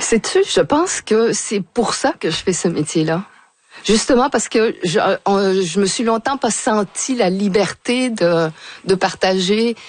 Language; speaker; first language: French; early bilingual, other home language; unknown